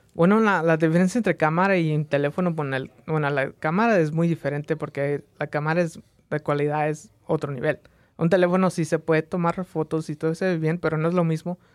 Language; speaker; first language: Spanish; early bilingual, heritage; Spanish